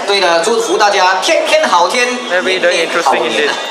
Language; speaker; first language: Chinese; native; Chinese